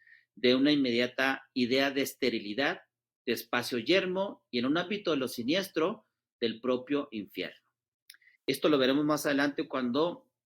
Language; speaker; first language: Spanish; native; Spanish